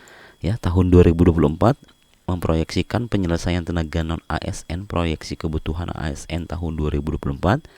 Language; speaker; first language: Indonesian; native; Indonesian